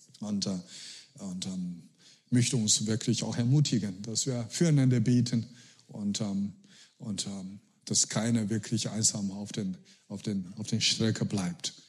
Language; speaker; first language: German; non-native, learner; Chinese